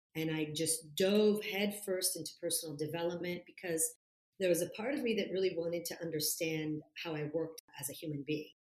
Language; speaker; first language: English; non-native, fluent; Italian